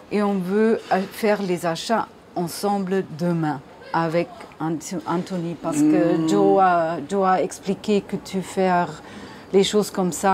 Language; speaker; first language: French; non-native, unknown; German